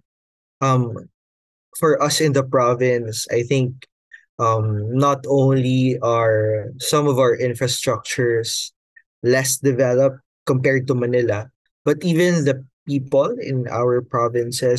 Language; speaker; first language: English; non-native, local second language; Filipino